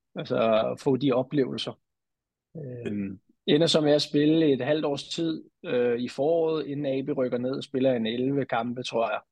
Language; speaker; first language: Danish; native; Danish